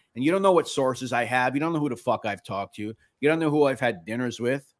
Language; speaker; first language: English; native; English